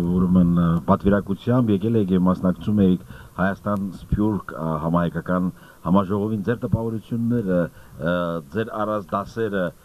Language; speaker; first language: Armenian; early bilingual, heritage; Armenian